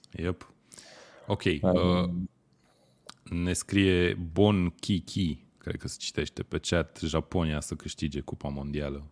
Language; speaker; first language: Romanian; native; Romanian